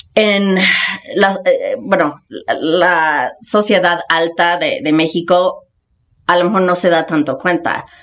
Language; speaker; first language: Spanish; non-native, fluent; English